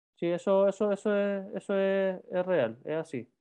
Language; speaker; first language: Spanish; native; Spanish